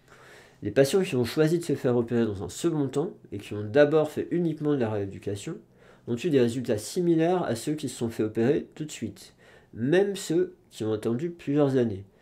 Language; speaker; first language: French; native; French